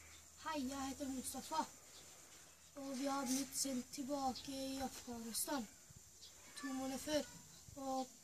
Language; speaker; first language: Swedish; early bilingual, other home language; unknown